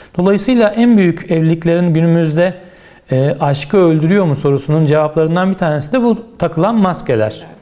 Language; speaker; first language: Turkish; native; Turkish